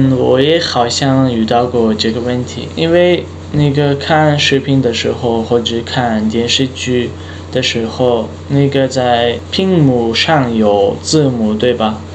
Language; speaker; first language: Chinese; non-native, learner; Tajik